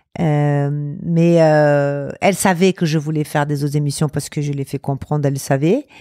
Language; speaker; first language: French; non-native, fluent; Portuguese